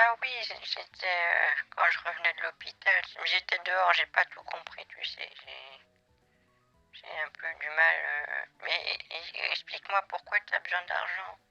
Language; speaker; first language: French; native; French